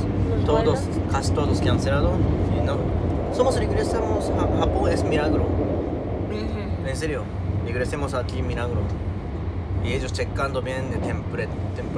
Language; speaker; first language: Spanish; non-native, learner; Japanese